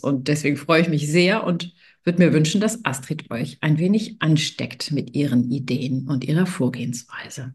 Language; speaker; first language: German; native; German